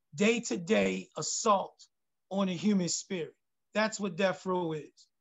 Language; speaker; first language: English; native; English